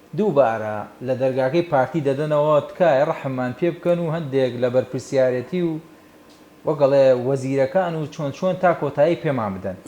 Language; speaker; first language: Central Kurdish; native; Central Kurdish